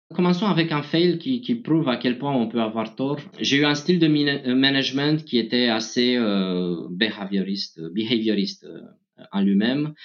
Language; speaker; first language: French; non-native, fluent; Romanian